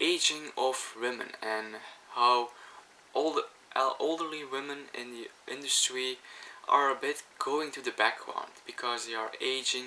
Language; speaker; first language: English; non-native, fluent; Dutch